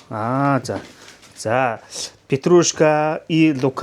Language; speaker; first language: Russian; non-native, learner; Mongolian